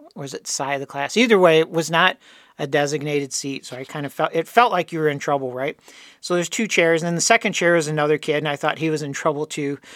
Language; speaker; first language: English; native; English